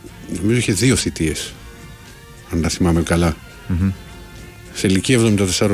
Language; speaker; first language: Greek; native; Greek